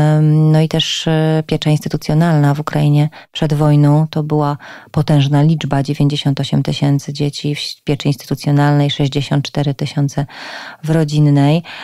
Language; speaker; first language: Polish; native; Polish